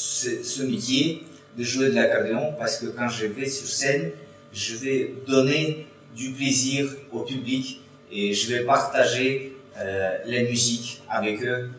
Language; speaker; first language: French; non-native, fluent; Russian